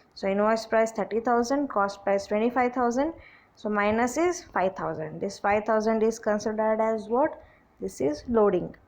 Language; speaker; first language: English; non-native, local second language; Kannada